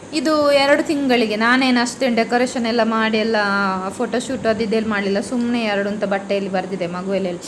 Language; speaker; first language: Kannada; non-native, local second language; Tulu